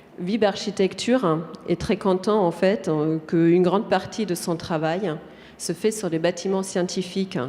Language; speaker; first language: French; non-native, fluent; German